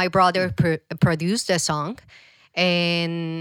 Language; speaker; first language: English; non-native, fluent; Spanish